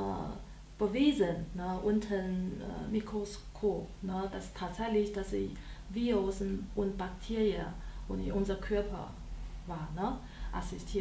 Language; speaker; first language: German; non-native, learner; Chinese